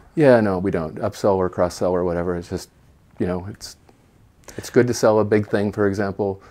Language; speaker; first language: English; native; English